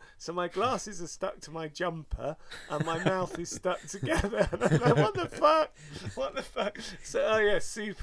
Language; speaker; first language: English; native; English